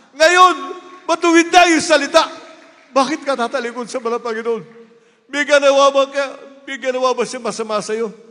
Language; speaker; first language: Filipino; native; Filipino